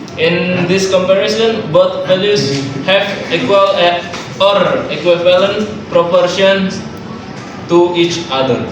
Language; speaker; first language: English; non-native, learner; Indonesian